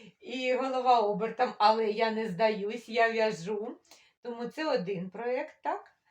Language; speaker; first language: Ukrainian; non-native, local second language; Russian